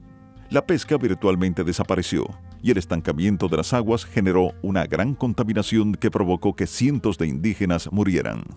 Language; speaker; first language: Spanish; native; Spanish